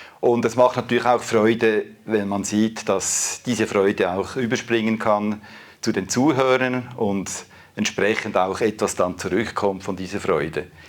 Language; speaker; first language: German; native; German